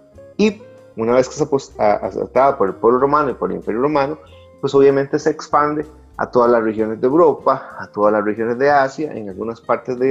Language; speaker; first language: Spanish; native; Spanish